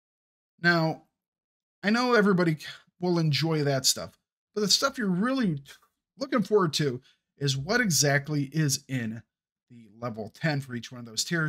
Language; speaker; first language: English; native; English